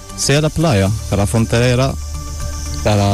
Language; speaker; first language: Spanish; non-native, learner; Arabic